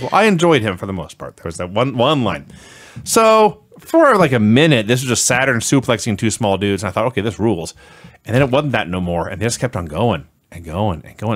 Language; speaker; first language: English; native; English